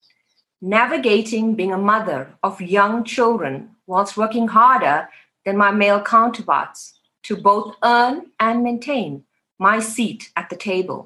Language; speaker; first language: English; native; English